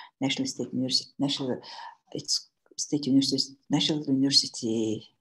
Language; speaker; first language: English; non-native, learner; Mongolian